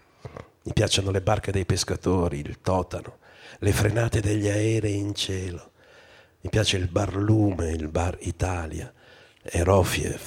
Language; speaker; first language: Italian; native; Italian